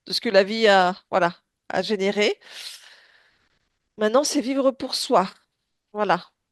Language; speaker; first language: French; native; French